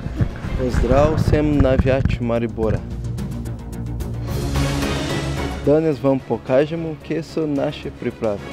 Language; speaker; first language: Slovenian; non-native, learner; Portuguese